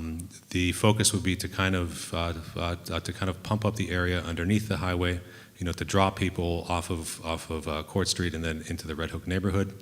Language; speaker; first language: English; native; English